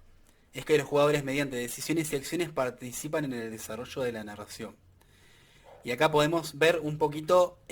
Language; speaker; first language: Spanish; native; Spanish